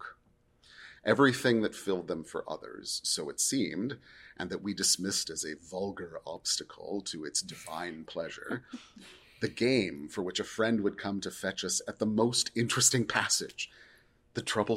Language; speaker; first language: English; native; English